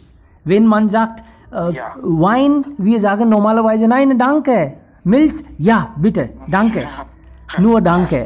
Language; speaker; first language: German; non-native, fluent; Hindi